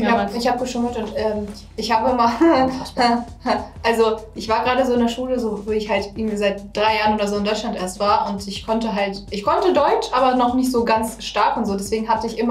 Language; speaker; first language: German; early bilingual, other home language; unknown